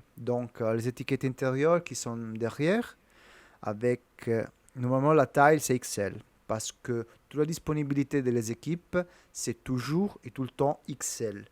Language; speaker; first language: French; non-native, learner; Italian